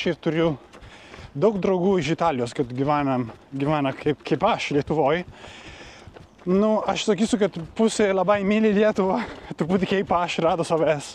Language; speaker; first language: Lithuanian; non-native, learner; Italian